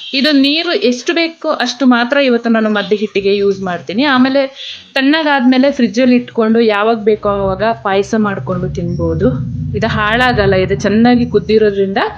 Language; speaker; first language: Kannada; non-native, local second language; Kodava